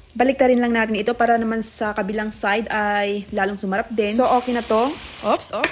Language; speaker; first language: Filipino; native; Filipino